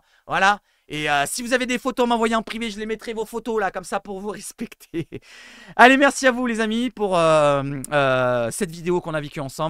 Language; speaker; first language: French; native; French